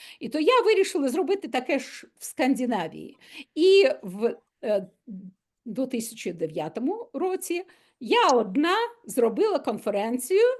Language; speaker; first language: Ukrainian; non-native, local second language; Russian